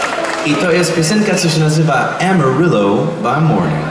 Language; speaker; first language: Polish; early bilingual, heritage; English